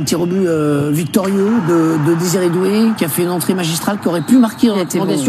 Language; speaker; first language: French; native; French